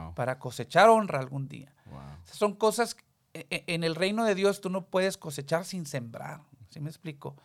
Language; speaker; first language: Spanish; early bilingual, heritage; Spanish